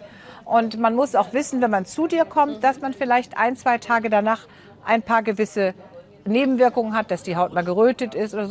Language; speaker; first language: German; native; German